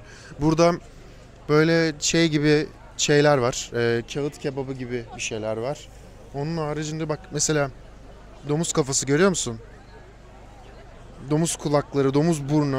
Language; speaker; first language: Turkish; native; Turkish